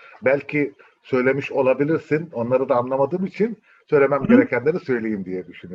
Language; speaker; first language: Turkish; native; Turkish